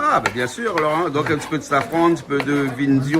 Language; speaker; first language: French; native; French